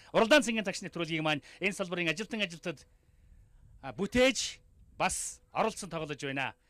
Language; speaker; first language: Mongolian; native; Mongolian